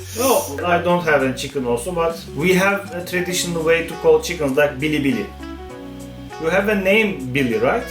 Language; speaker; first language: English; non-native, fluent; Turkish